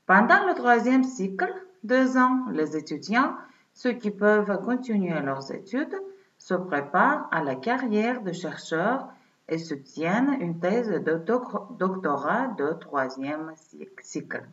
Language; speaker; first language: French; non-native, fluent; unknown